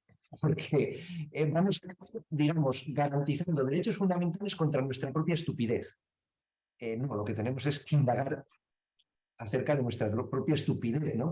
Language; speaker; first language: Spanish; native; Spanish